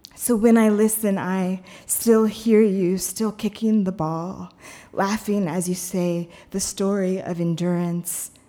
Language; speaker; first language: English; native; English